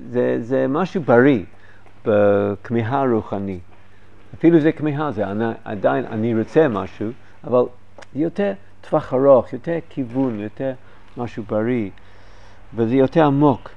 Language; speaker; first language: Hebrew; non-native, fluent; English